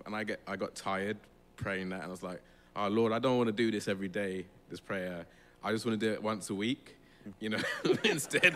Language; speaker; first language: English; native; English